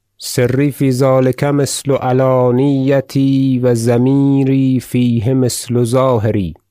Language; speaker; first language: Arabic; non-native, fluent; Persian